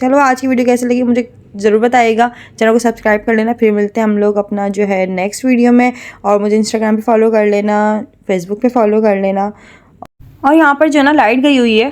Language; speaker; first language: Urdu; native; Urdu